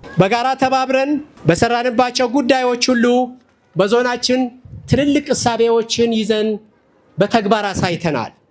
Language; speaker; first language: Amharic; non-native, local second language; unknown